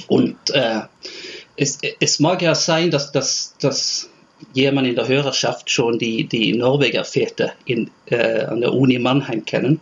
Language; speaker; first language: German; non-native, fluent; Norwegian